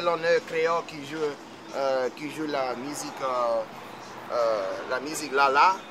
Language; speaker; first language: French; non-native, learner; English